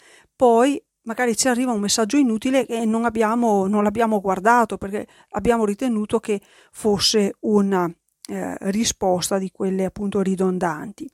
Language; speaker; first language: Italian; native; Italian